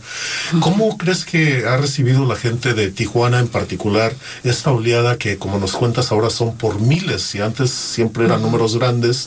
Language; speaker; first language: Spanish; native; Spanish